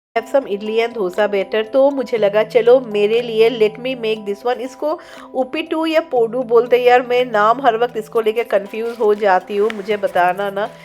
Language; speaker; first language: Hindi; non-native, local second language; Bangla